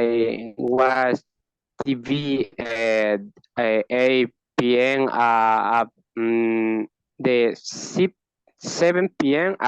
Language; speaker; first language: English; non-native, learner; Spanish